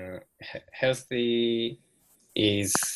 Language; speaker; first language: English; non-native, learner; Japanese